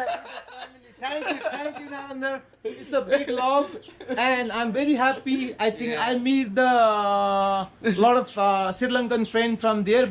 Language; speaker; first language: English; non-native, fluent; Nepali